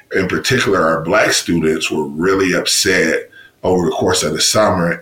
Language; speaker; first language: English; native; English